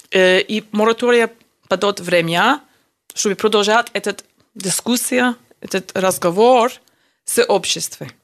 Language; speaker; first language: Russian; non-native, learner; English